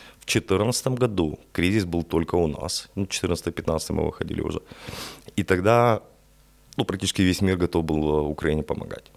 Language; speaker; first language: Russian; native; Russian